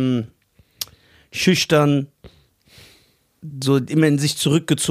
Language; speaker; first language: German; early bilingual, other home language; Persian